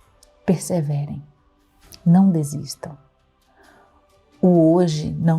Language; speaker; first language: Portuguese; native; Portuguese